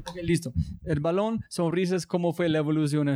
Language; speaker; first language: Spanish; non-native, learner; English